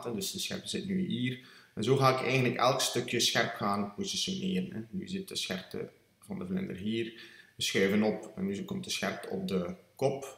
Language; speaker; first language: Dutch; native; Dutch